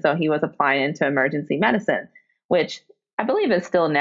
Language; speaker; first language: English; native; English